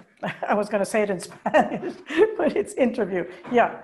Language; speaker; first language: English; non-native, fluent; Spanish